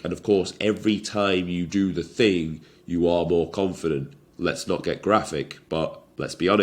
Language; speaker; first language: English; native; English